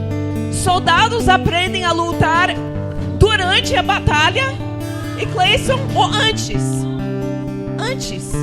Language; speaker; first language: Portuguese; non-native, fluent; English